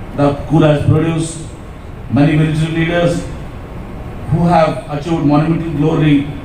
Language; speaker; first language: English; non-native, local second language; Kannada